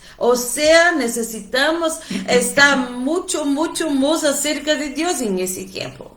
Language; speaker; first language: Portuguese; non-native, learner; Spanish